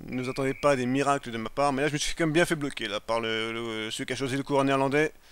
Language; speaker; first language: French; native; French